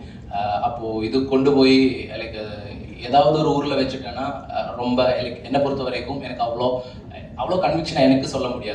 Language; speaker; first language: Tamil; non-native, fluent; Malayalam